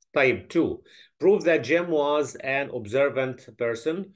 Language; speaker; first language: English; non-native, fluent; Arabic